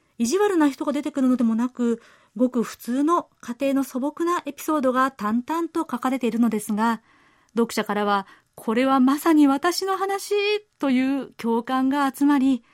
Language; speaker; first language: Japanese; native; Japanese